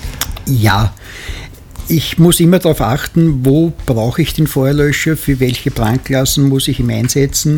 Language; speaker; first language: German; native; German